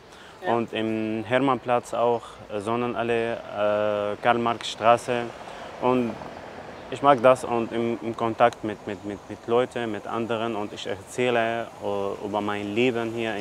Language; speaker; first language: German; non-native, learner; Arabic